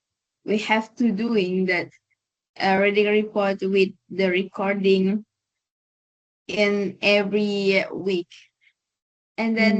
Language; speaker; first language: English; non-native, learner; Indonesian